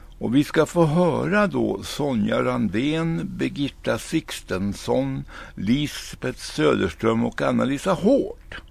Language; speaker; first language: Swedish; native; Swedish